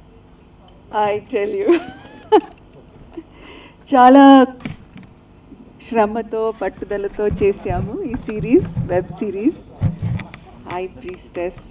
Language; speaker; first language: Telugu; non-native, local second language; English